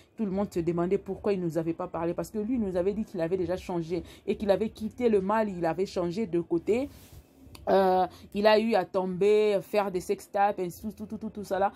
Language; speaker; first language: French; non-native, local second language; Lingala